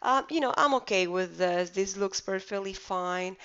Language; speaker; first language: English; non-native, fluent; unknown